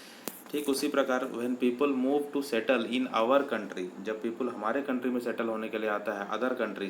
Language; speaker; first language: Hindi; native; Hindi